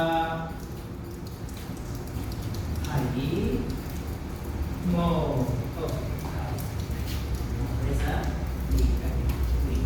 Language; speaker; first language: Vietnamese; non-native, fluent; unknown